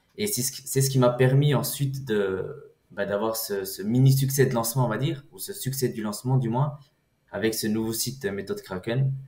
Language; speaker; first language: French; early bilingual, other home language; Portuguese